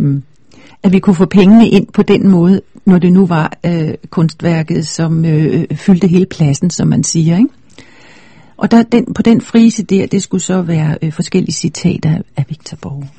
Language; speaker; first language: Danish; native; Danish